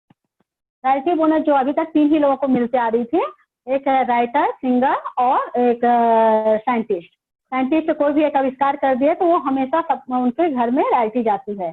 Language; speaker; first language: Hindi; native; Hindi